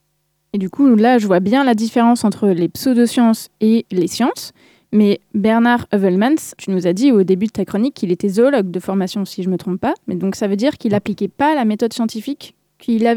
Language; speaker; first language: French; native; French